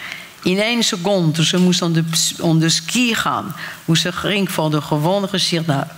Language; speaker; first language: Dutch; non-native, fluent; French